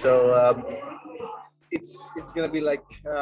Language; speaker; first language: English; non-native, fluent; Uzbek